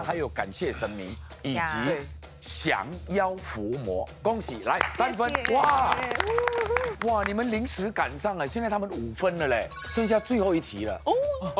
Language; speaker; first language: Chinese; native; Chinese